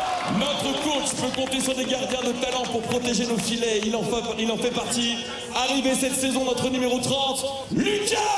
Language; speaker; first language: French; native; French